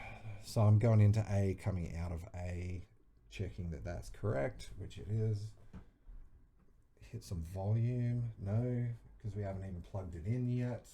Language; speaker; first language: English; native; English